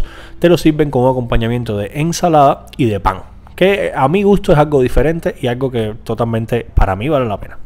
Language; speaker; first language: Spanish; native; Spanish